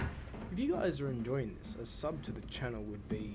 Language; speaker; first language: English; native; English